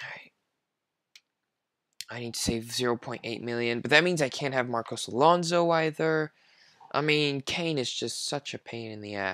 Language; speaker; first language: English; non-native, fluent; French